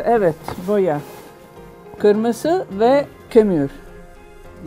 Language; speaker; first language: Turkish; non-native, learner; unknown